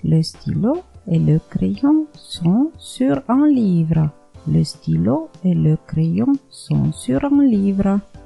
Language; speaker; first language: French; non-native, fluent; Romanian